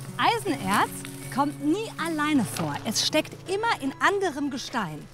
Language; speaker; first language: German; early bilingual, other home language; Riffian